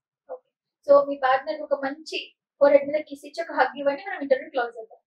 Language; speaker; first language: Telugu; native; Telugu